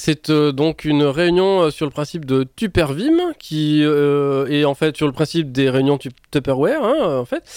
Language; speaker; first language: French; native; French